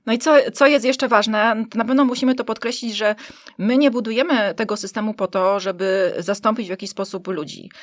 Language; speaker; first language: Polish; native; Polish